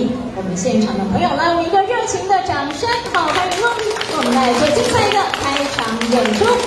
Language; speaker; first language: Chinese; native; Chinese